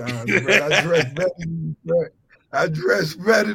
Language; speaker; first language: English; native; English